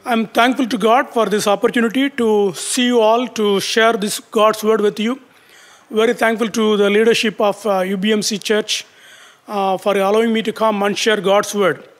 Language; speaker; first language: English; non-native, local second language; Tamil